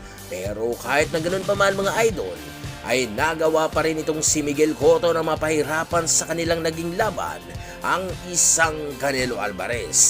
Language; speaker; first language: Filipino; non-native, local second language; Cebuano